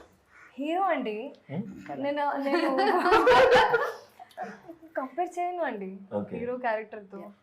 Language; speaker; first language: Telugu; non-native, local second language; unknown